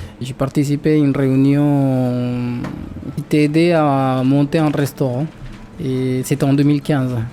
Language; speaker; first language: French; non-native, fluent; Spanish